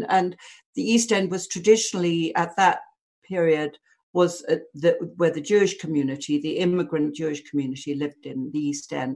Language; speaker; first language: English; native; English